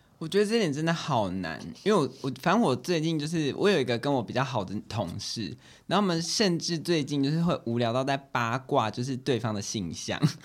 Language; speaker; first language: Chinese; native; Chinese